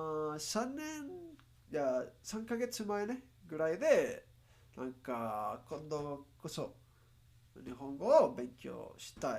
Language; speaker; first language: Japanese; non-native, learner; Spanish